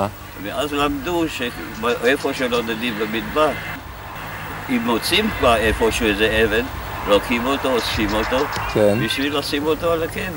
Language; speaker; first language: Hebrew; non-native, fluent; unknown